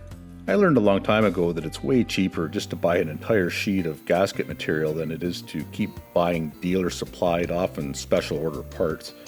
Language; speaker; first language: English; native; English